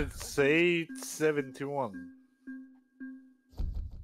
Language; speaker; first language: English; non-native, learner; Lithuanian